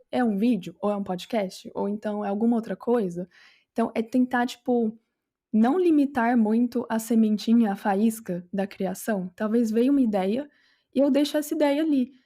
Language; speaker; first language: Portuguese; native; Portuguese